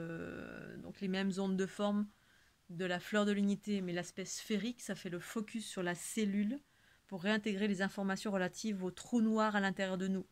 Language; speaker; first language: French; native; French